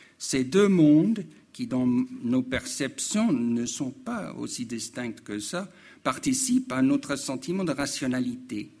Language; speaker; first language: French; non-native, fluent; English